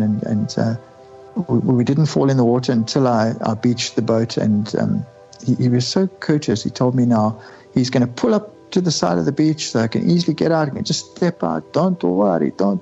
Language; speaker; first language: English; native; English